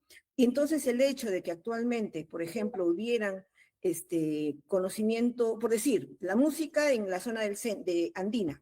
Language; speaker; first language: Spanish; native; Spanish